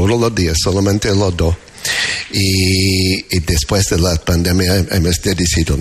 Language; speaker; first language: Spanish; non-native, learner; English